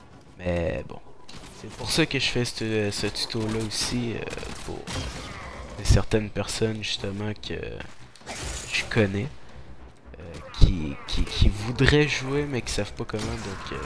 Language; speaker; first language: French; native; French